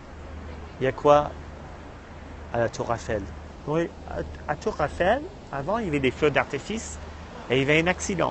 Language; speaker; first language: French; non-native, fluent; English